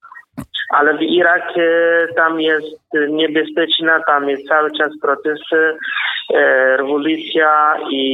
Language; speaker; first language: Polish; non-native, learner; Kurdish